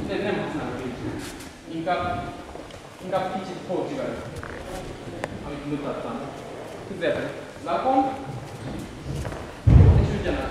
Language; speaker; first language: Hungarian; non-native, learner; Japanese